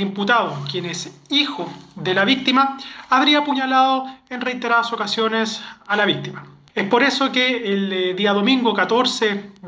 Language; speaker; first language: Spanish; native; Spanish